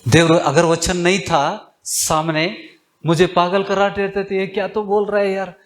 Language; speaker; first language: Hindi; non-native, local second language; Kannada